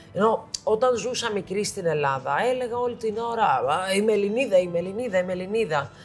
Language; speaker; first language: Greek; early bilingual, heritage; Greek